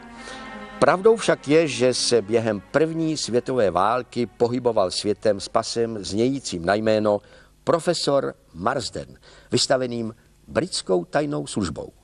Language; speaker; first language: Czech; native; Czech